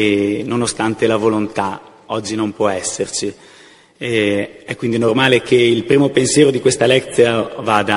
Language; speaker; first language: Italian; native; Italian